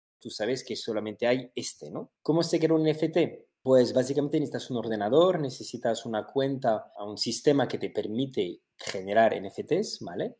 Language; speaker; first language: Spanish; native; Spanish